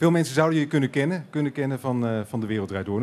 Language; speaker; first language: Dutch; native; Dutch